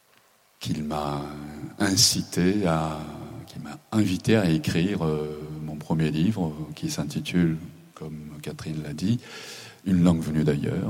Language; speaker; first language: French; non-native, fluent; Japanese